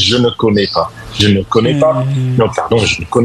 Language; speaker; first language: French; non-native, fluent; English